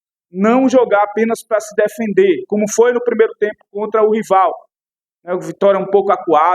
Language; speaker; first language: Portuguese; native; Portuguese